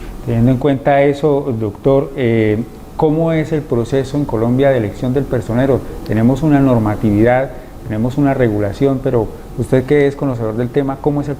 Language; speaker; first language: Spanish; native; Spanish